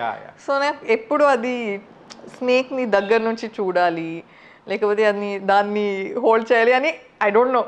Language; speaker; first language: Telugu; non-native, fluent; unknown